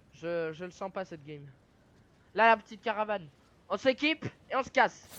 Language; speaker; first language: French; native; French